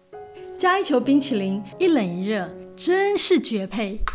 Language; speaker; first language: Chinese; native; Chinese